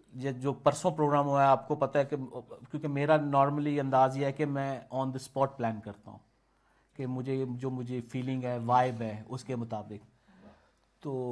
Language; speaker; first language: Urdu; native; Urdu